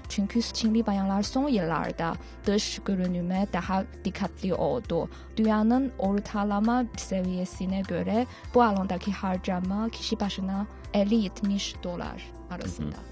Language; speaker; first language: Turkish; non-native, learner; Chinese